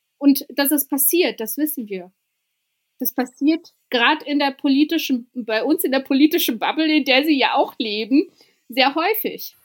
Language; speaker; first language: German; early bilingual, other home language; Albanian